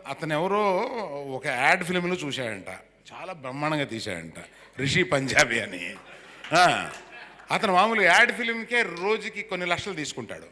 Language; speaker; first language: Telugu; native; Telugu